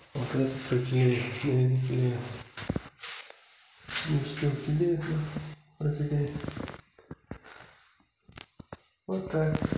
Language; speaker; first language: Russian; non-native, learner; Uzbek